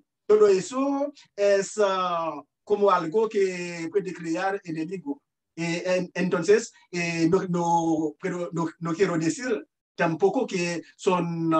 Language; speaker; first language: Spanish; non-native, fluent; Haitian Creole